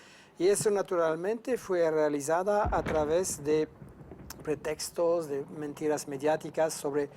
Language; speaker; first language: Spanish; non-native, fluent; French